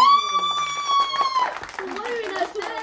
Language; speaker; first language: Spanish; native; Spanish